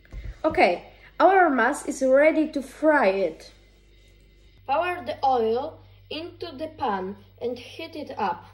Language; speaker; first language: English; non-native, learner; Polish